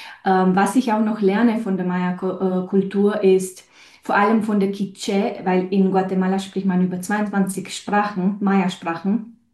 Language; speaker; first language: German; non-native, fluent; Romanian